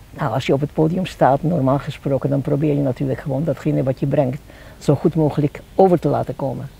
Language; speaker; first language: Dutch; non-native, fluent; Czech